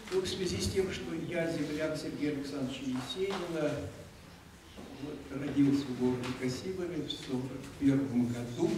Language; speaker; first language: Russian; native; Russian